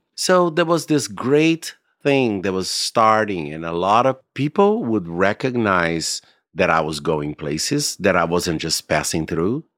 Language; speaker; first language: English; non-native, fluent; Portuguese